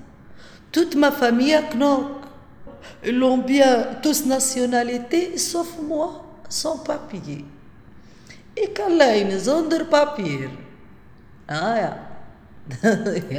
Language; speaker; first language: French; non-native, local second language; Arabic